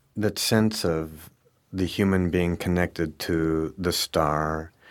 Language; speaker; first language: English; native; English